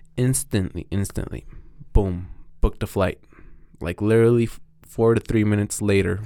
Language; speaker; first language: English; non-native, fluent; Spanish